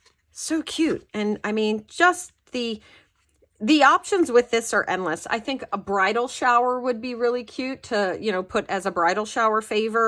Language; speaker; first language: English; native; English